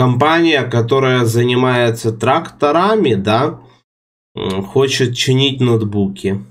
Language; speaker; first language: Russian; native; Russian